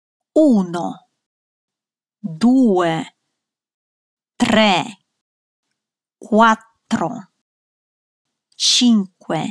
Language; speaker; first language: Italian; non-native, fluent; Russian